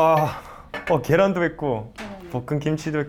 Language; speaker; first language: Korean; non-native, fluent; English